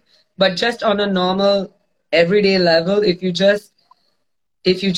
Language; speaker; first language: English; non-native, local second language; Gujarati